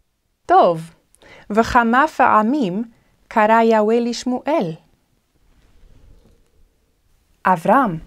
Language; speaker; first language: Hebrew; non-native, fluent; English